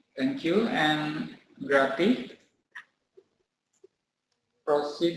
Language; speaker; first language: English; non-native, learner; Indonesian